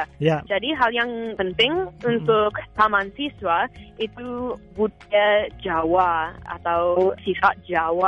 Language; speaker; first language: Indonesian; non-native, fluent; English